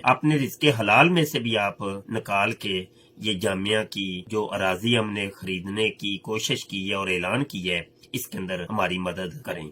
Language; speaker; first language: Urdu; native; Urdu